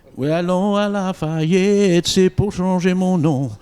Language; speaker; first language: French; native; French